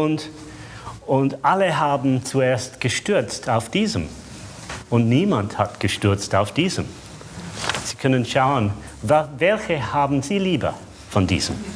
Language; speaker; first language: German; non-native, fluent; English